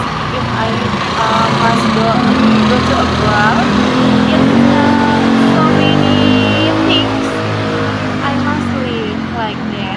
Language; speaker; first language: English; non-native, learner; Indonesian